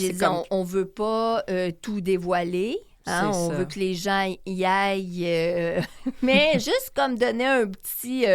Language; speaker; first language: French; native; French